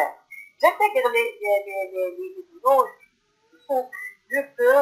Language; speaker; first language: French; non-native, local second language; Arabic